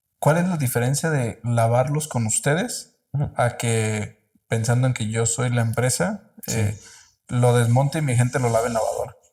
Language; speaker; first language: Spanish; native; Spanish